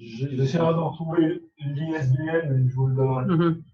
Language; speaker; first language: French; native; French